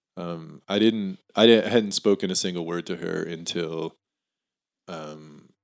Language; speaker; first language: English; native; English